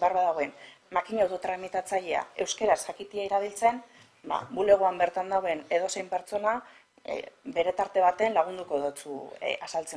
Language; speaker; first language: Basque; native; Basque